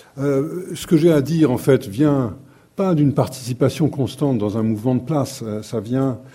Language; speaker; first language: French; native; French